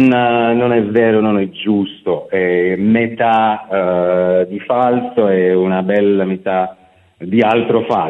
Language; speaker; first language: Italian; non-native, fluent; Russian